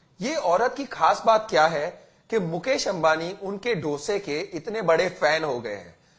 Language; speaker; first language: Hindi; native; Hindi